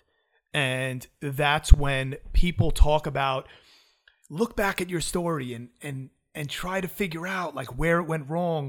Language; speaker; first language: English; native; English